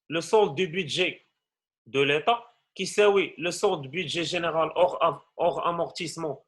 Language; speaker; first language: French; non-native, local second language; Arabic